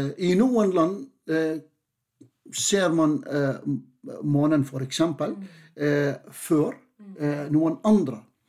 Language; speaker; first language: Norwegian; non-native, fluent; Arabic